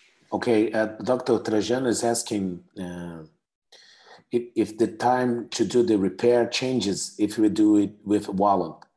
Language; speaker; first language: English; non-native, fluent; Portuguese